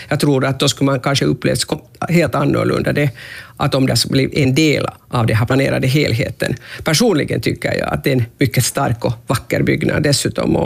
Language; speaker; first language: Swedish; non-native, local second language; Finnish